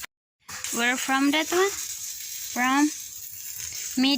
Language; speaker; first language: English; non-native, learner; Cebuano